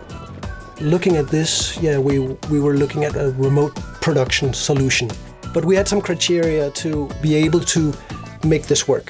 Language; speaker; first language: English; non-native, fluent; Danish